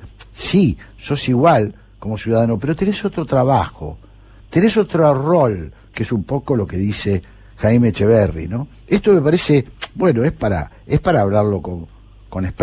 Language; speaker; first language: Spanish; native; Spanish